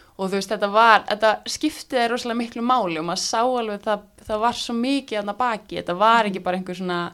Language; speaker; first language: Icelandic; native; Icelandic